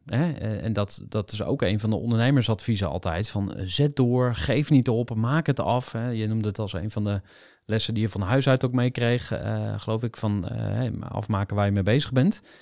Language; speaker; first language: Dutch; native; Dutch